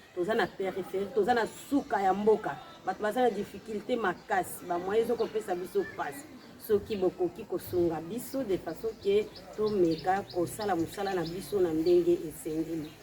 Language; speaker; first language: Lingala; native; Lingala